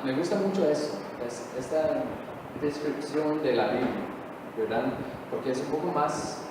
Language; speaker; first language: Spanish; non-native, fluent; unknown